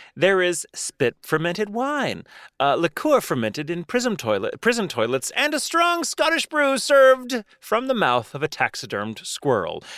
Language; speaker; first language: English; native; English